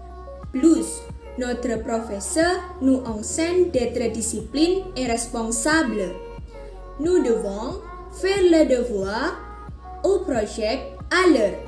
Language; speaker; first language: French; non-native, learner; Indonesian